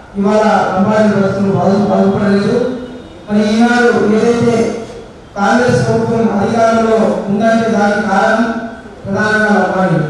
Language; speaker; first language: Telugu; non-native, local second language; Lambadi